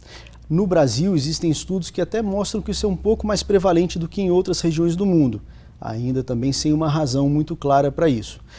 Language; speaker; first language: Portuguese; native; Portuguese